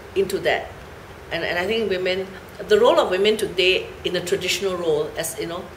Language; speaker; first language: English; native; English